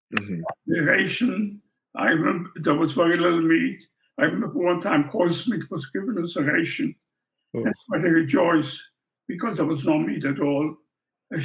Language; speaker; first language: English; non-native, fluent; Polish